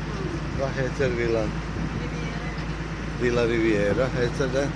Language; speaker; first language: Swedish; non-native, fluent; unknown